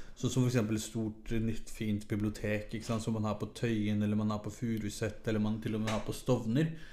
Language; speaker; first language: Norwegian; early bilingual, other home language; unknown